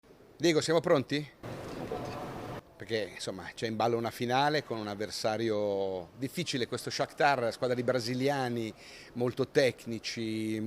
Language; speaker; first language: Italian; native; Italian